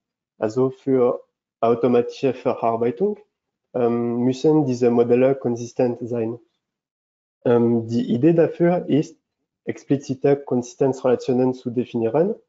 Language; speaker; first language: German; non-native, fluent; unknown